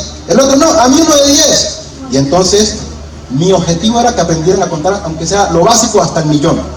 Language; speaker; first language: Spanish; native; Spanish